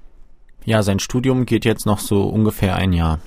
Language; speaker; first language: German; native; German